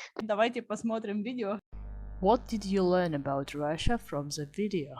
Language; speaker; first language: Russian; native; Russian